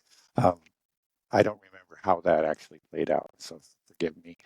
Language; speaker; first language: English; native; English